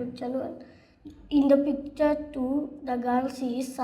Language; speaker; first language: English; non-native, learner; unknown